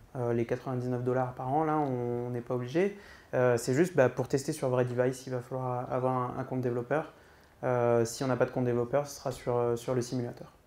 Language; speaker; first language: French; native; French